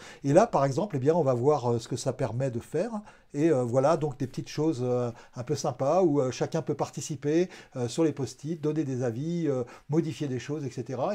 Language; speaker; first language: French; native; French